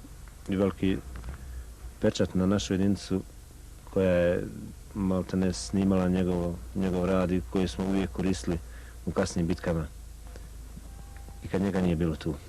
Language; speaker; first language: Bosnian; native; Bosnian